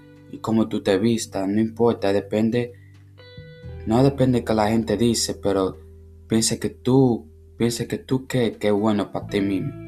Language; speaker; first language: Spanish; non-native, learner; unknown